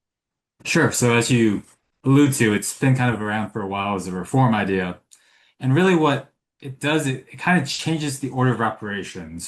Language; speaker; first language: English; native; English